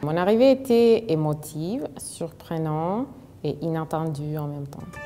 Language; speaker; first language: French; non-native, fluent; Spanish